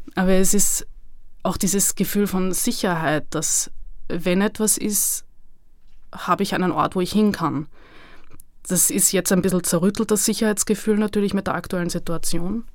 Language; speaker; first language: German; native; German